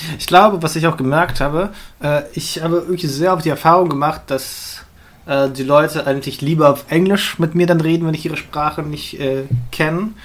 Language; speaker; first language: German; early bilingual, other home language; Russian